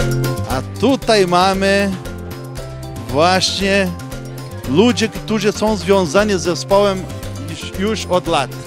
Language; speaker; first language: Polish; early bilingual, heritage; Portuguese